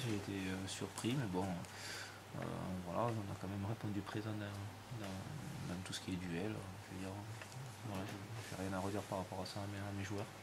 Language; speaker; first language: French; native; French